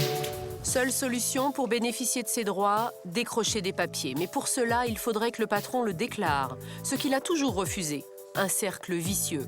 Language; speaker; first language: French; native; French